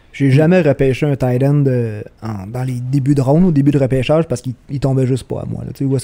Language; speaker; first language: French; native; French